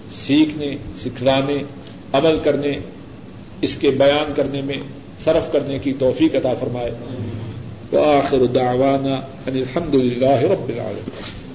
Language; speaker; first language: Urdu; non-native, local second language; Punjabi